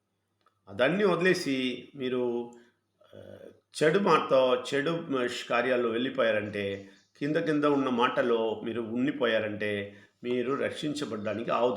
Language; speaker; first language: Telugu; non-native, fluent; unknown